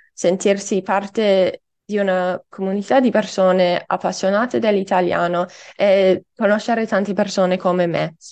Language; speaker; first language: Italian; non-native, fluent; English